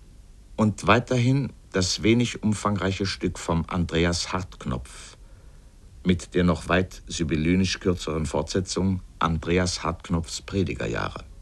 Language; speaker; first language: German; native; German